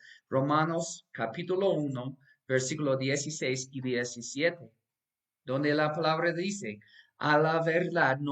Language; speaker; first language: Spanish; non-native, fluent; English